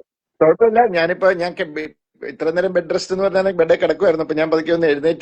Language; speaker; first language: Malayalam; native; Malayalam